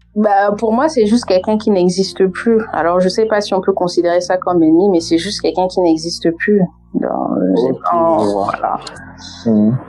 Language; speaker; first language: French; native; French